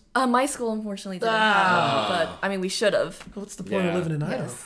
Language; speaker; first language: English; early bilingual, other home language; Japanese